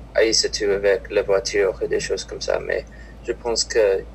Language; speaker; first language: French; non-native, learner; English